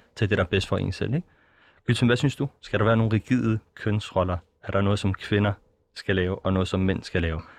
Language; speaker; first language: Danish; early bilingual, other home language; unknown